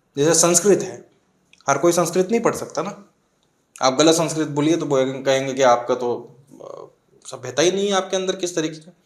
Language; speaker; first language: Hindi; non-native, local second language; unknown